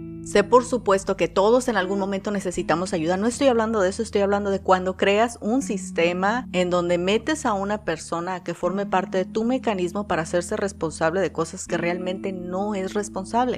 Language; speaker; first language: Spanish; native; Spanish